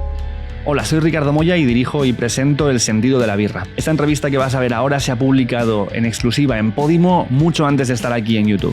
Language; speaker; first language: Spanish; native; Spanish